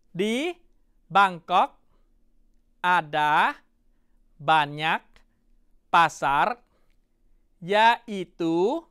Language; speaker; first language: Indonesian; non-native, fluent; Thai